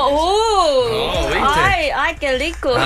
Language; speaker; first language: Spanish; non-native, learner; Korean